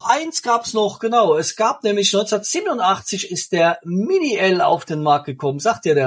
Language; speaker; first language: German; native; German